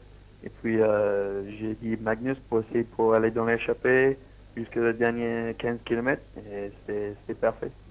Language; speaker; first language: French; non-native, learner; Swedish